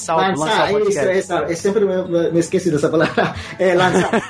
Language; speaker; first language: Portuguese; non-native, fluent; English